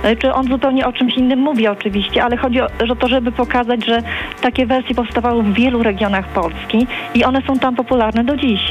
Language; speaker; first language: Polish; native; Polish